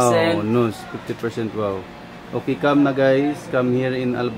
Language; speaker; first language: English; non-native, learner; Filipino